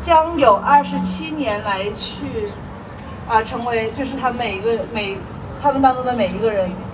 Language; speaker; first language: Chinese; early bilingual, other home language; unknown